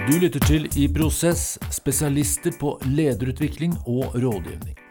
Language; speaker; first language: Norwegian; native; Norwegian